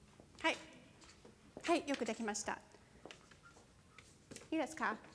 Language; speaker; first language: Japanese; non-native, fluent; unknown